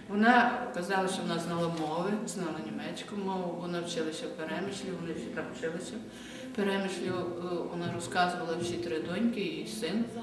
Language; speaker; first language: Ukrainian; native; Ukrainian